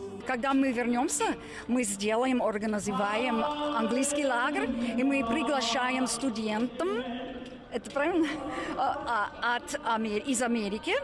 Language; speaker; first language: Russian; non-native, learner; English